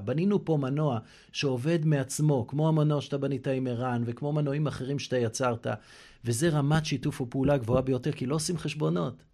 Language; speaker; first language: Hebrew; native; Hebrew